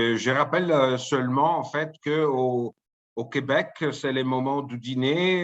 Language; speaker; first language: French; native; French